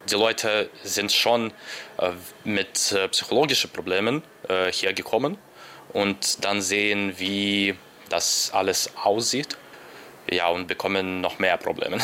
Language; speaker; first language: German; non-native, learner; Ukrainian